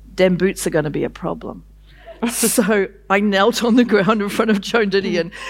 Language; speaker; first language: English; native; English